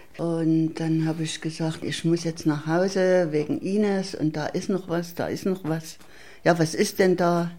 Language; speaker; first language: German; native; German